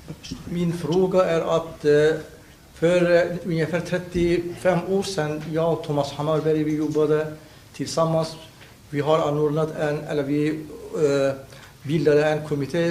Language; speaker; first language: Swedish; non-native, fluent; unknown